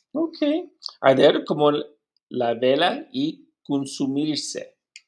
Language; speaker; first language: Spanish; non-native, learner; English